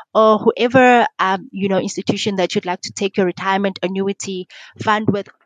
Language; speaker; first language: English; non-native, local second language; Xhosa